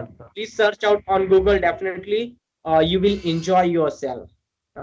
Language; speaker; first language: English; non-native, learner; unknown